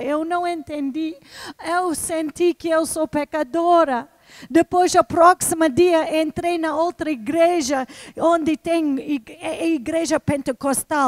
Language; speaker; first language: Portuguese; non-native, fluent; English